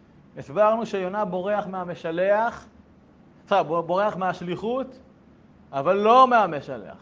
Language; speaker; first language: Hebrew; native; Hebrew